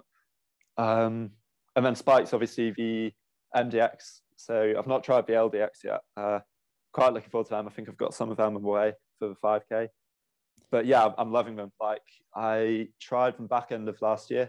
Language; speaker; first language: English; native; English